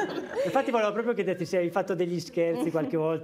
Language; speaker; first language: Italian; native; Italian